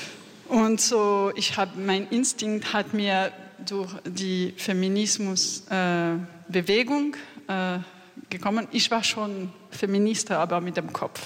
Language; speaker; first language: German; non-native, learner; French